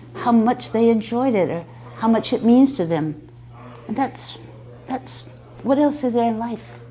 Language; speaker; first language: English; native; English